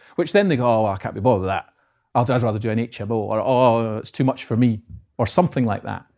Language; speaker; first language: English; native; English